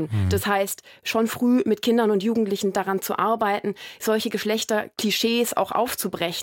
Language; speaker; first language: German; native; German